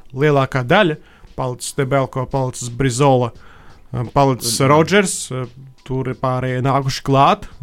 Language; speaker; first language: Latvian; non-native, local second language; Russian